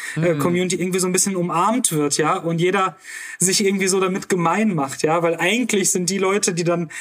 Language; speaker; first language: German; native; German